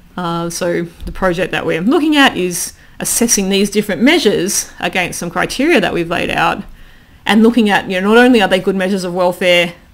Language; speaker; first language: English; native; English